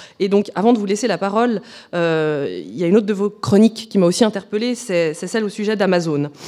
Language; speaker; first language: French; native; French